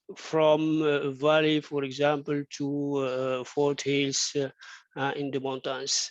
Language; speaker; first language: English; non-native, fluent; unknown